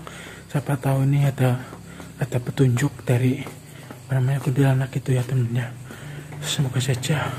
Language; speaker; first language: Indonesian; native; Indonesian